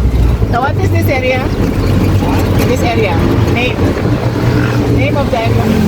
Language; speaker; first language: English; non-native, local second language; Filipino